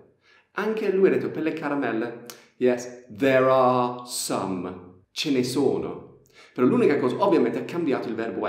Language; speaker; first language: Italian; non-native, fluent; English